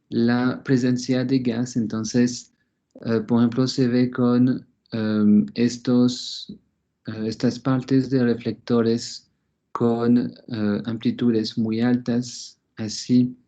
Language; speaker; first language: Spanish; non-native, fluent; French